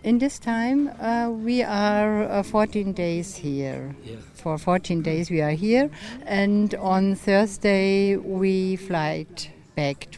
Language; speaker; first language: English; non-native, learner; German